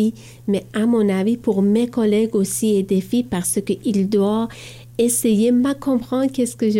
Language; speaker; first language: French; non-native, learner; Persian